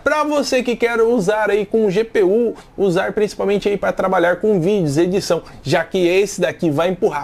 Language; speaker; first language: Portuguese; native; Portuguese